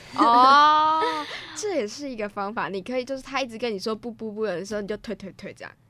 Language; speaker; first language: Chinese; native; Chinese